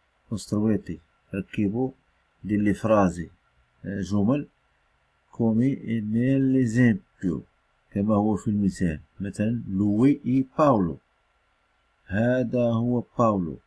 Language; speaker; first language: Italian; non-native, fluent; Arabic